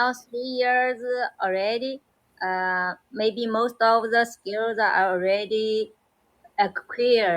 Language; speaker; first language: English; non-native, learner; Chinese